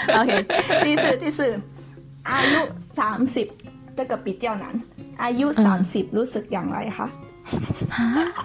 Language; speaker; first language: Chinese; non-native, learner; Thai